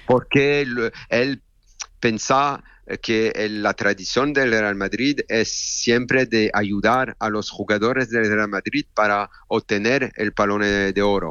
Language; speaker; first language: Spanish; non-native, learner; French